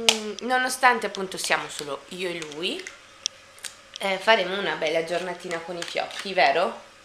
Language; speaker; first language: Italian; native; Italian